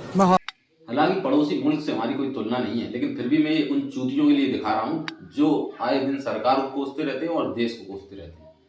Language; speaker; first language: Hindi; native; Hindi